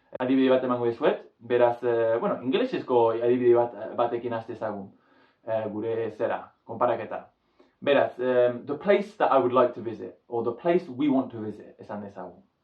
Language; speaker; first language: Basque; non-native, fluent; English